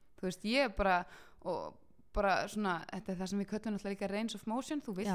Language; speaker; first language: Icelandic; early bilingual, heritage; Icelandic